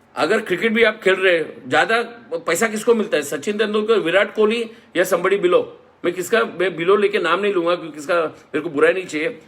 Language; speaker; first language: Hindi; non-native, local second language; Marathi